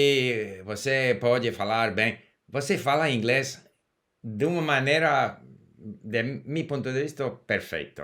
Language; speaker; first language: Portuguese; non-native, learner; English